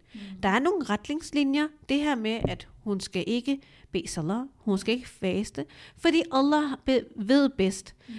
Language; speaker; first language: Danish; early bilingual, other home language; Urdu